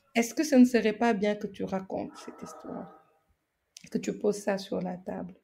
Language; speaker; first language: French; non-native, local second language; Wolof